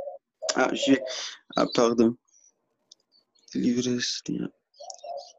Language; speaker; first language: French; non-native, learner; Spanish